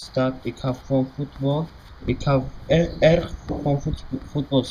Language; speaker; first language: Dutch; non-native, learner; Arabic